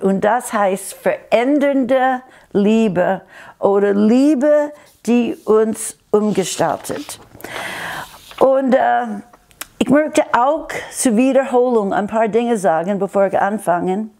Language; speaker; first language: German; non-native, fluent; English